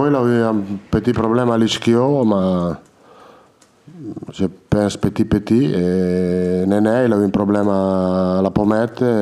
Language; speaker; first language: French; non-native, learner; Italian